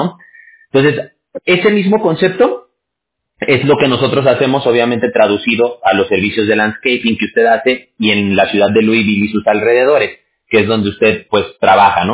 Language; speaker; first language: Spanish; native; Spanish